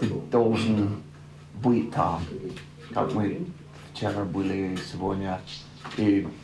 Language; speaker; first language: Russian; non-native, learner; English